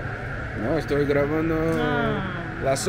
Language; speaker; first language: Spanish; non-native, learner; English